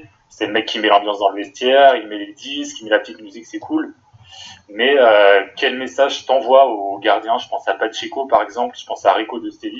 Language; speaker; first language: French; native; French